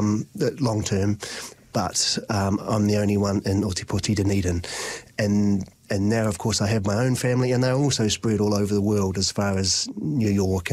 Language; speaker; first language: English; native; English